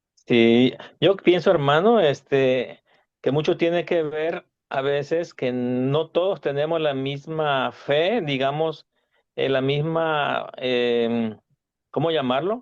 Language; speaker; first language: Spanish; native; Spanish